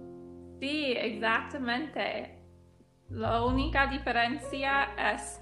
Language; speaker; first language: Spanish; non-native, learner; English